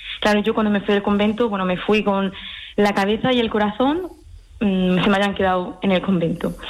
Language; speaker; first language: Spanish; early bilingual, heritage; French